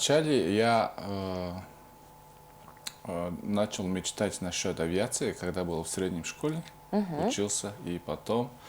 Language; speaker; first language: Russian; non-native, fluent; Mongolian